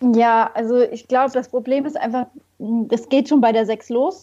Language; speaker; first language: German; native; German